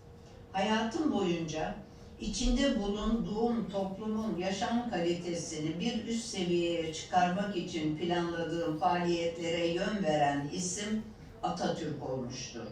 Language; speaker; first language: Turkish; native; Turkish